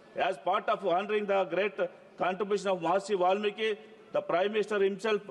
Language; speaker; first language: English; non-native, local second language; Telugu